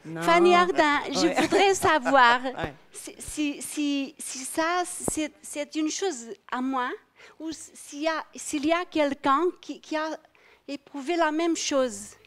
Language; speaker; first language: French; non-native, fluent; Portuguese